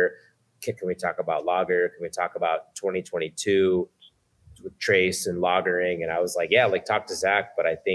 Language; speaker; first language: English; native; English